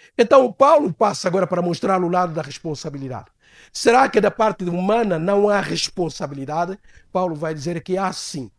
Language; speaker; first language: Portuguese; native; Portuguese